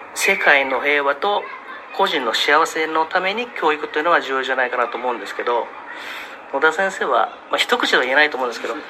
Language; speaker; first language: Japanese; native; Japanese